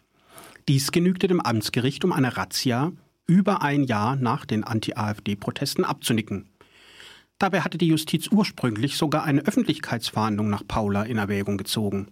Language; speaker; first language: German; native; German